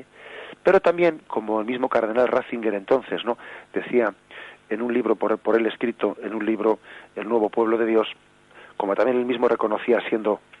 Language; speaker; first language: Spanish; native; Spanish